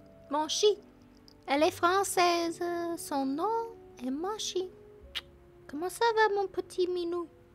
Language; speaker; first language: French; non-native, learner; English